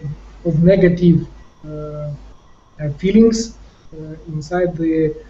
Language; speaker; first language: English; non-native, fluent; Ukrainian